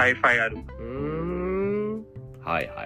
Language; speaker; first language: Japanese; non-native, learner; English